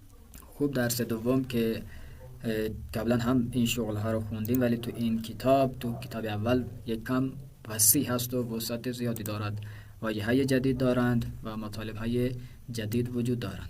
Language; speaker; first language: Persian; non-native, fluent; Urdu